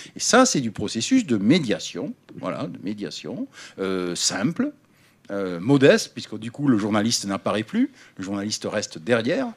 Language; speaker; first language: French; native; French